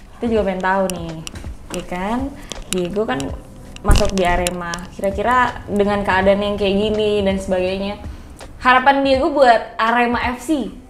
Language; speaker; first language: Indonesian; native; Indonesian